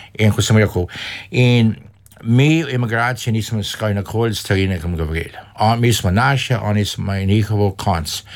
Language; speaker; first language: Slovenian; early bilingual, heritage; Slovenian